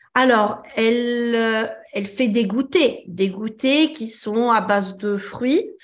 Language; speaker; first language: French; early bilingual, other home language; Italian